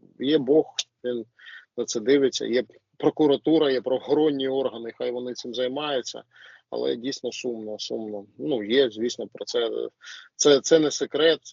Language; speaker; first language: Ukrainian; native; Ukrainian